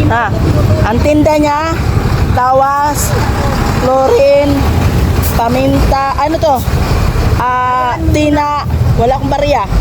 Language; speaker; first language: Filipino; native; Filipino